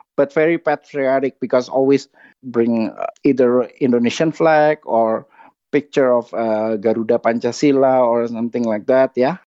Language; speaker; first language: English; non-native, fluent; Indonesian